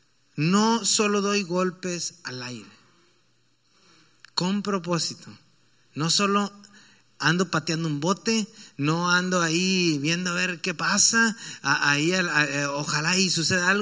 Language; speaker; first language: Spanish; native; Spanish